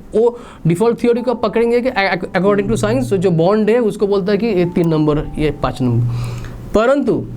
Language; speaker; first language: Hindi; non-native, local second language; Bangla